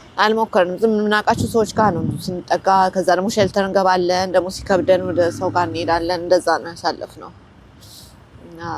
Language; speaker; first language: Amharic; native; Amharic